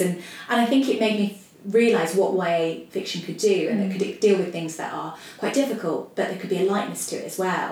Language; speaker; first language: English; native; English